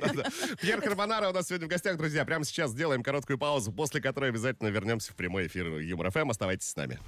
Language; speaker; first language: Russian; native; Russian